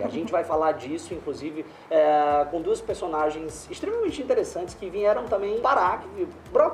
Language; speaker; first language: Portuguese; native; Portuguese